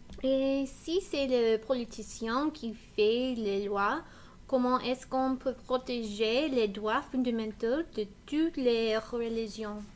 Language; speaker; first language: French; non-native, learner; English